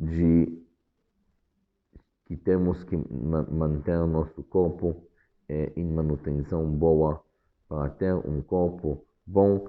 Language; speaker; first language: Portuguese; non-native, fluent; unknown